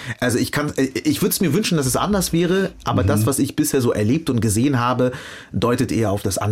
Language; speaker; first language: German; early bilingual, other home language; Arabic